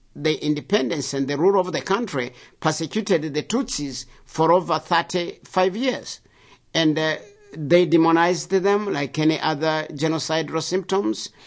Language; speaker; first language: English; non-native, local second language; Kinyarwanda